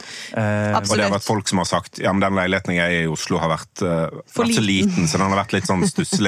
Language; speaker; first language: Norwegian; native; Norwegian